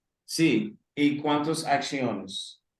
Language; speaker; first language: Spanish; early bilingual, heritage; Spanish